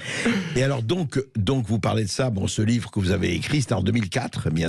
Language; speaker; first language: French; native; French